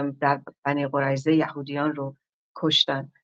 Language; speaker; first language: Persian; native; Persian